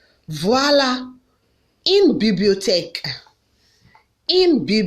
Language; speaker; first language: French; non-native, fluent; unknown